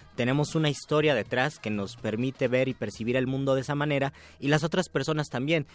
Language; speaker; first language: Spanish; native; Spanish